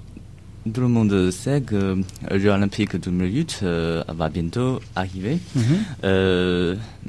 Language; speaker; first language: French; non-native, learner; Chinese